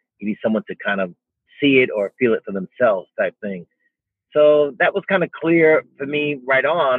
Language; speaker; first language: English; native; English